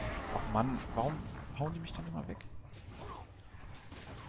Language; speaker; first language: German; native; German